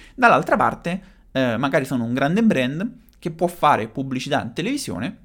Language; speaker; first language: Italian; native; Italian